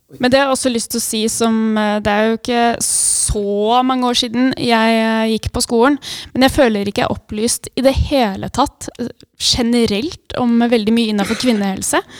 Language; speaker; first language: Norwegian; native; Norwegian